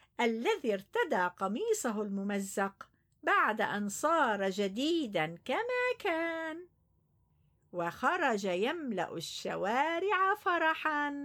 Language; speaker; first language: Arabic; native; Arabic